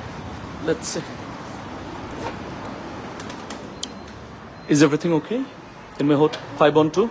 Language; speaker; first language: English; non-native, fluent; Bangla